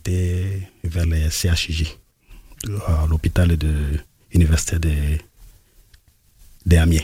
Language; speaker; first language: French; non-native, local second language; Lingala